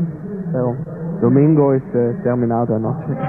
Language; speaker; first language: Spanish; non-native, learner; German